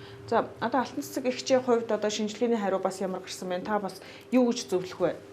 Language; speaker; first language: Mongolian; native; Mongolian